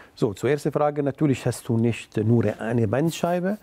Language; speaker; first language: German; non-native, fluent; Arabic